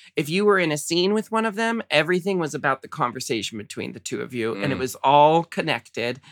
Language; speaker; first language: English; native; English